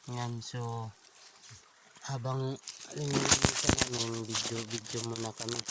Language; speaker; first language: Filipino; non-native, local second language; Cebuano